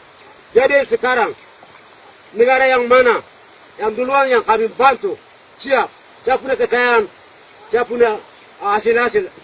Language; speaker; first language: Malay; non-native, local second language; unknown